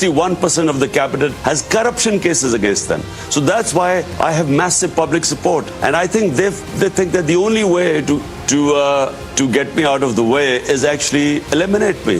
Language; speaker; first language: English; non-native, local second language; Urdu